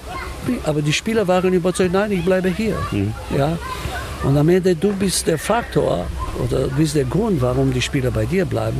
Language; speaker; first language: German; non-native, fluent; Romanian